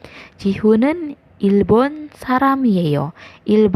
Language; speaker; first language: Korean; non-native, fluent; Indonesian